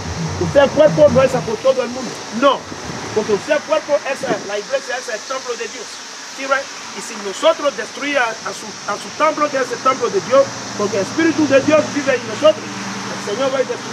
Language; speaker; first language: Spanish; non-native, learner; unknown